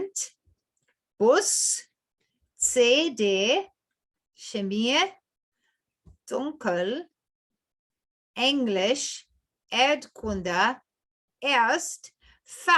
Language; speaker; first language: German; non-native, fluent; English